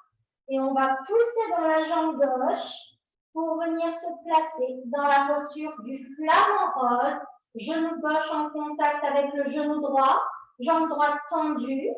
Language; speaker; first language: French; native; French